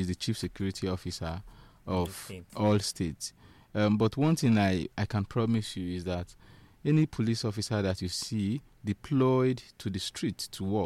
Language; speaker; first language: English; non-native, local second language; Igbo